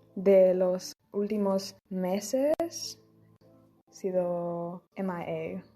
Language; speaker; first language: Spanish; non-native, learner; English